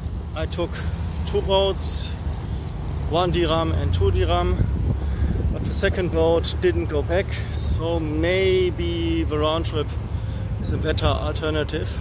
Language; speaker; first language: English; non-native, fluent; German